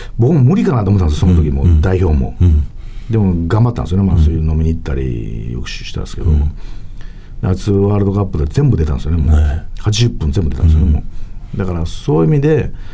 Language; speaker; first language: Japanese; native; Japanese